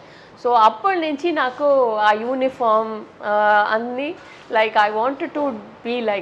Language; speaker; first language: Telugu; non-native, learner; Tamil